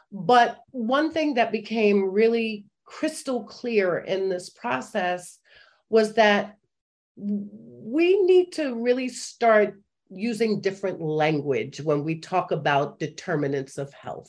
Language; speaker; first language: English; native; English